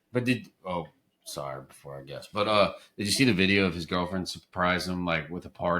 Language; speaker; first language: English; native; English